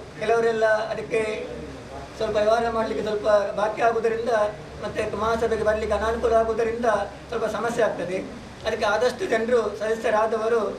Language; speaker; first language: Kannada; native; Kannada